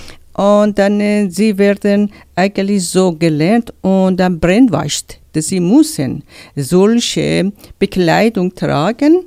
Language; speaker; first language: German; non-native, learner; Persian